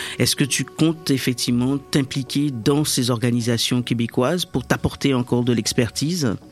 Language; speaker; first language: French; native; French